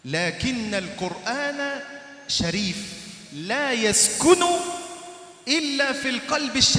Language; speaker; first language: Arabic; native; Arabic